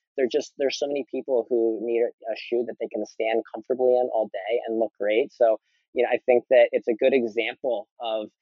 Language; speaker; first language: English; native; English